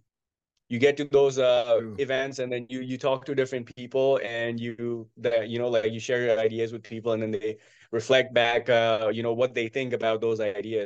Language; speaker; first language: English; non-native, local second language; Hindi